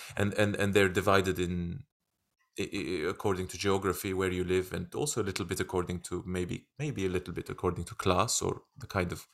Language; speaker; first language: English; non-native, fluent; Turkish